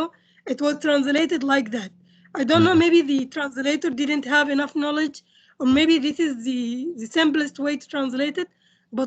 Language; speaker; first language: English; non-native, fluent; Indonesian